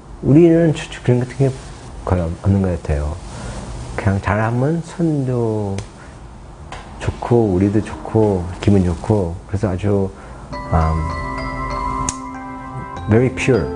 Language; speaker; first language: Korean; early bilingual, heritage; Korean